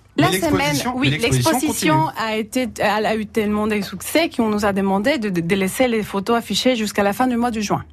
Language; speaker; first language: French; non-native, fluent; Spanish